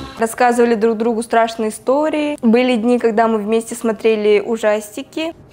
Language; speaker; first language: Russian; non-native, local second language; Tuvinian